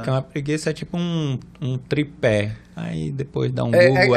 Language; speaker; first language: Portuguese; native; Portuguese